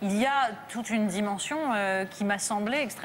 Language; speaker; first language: French; native; French